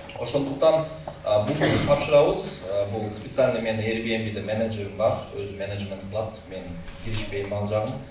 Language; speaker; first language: Kyrgyz; native; Kyrgyz